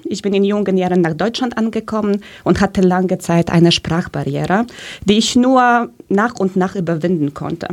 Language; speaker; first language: German; early bilingual, other home language; Polish